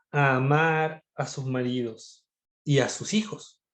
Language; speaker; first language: Spanish; native; Spanish